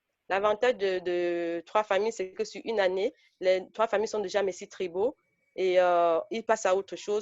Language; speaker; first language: French; native; French